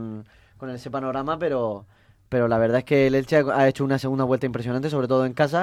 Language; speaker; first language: Spanish; native; Spanish